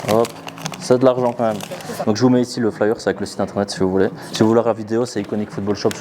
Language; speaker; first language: French; native; French